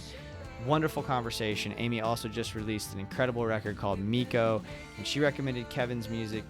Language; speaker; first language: English; native; English